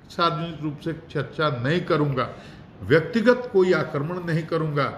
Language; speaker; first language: Hindi; native; Hindi